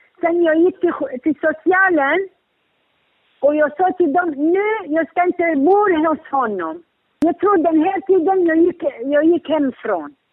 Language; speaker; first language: Swedish; non-native, learner; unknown